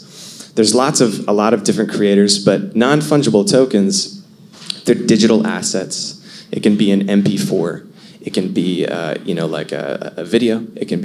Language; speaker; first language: English; native; English